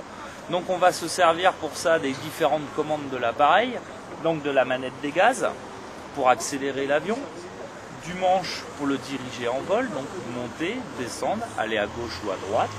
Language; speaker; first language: French; native; French